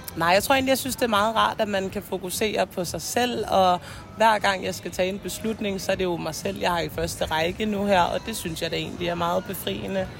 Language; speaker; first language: Danish; native; Danish